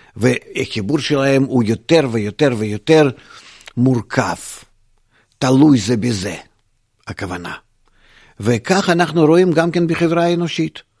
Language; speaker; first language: Hebrew; non-native, fluent; Russian